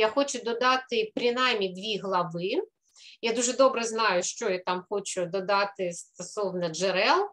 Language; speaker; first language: Ukrainian; non-native, fluent; Russian